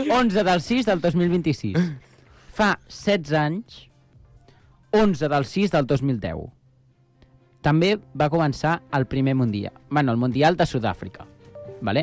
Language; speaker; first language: Catalan; native; Catalan